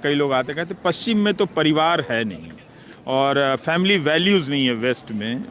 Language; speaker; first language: Hindi; native; Hindi